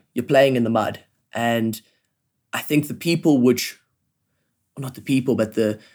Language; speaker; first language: English; native; English